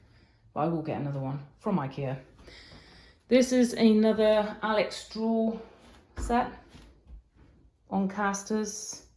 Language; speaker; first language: English; native; English